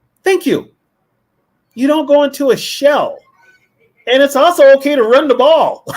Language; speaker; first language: English; native; English